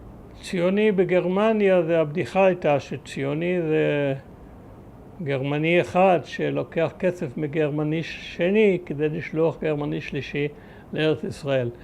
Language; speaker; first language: Hebrew; early bilingual, other home language; German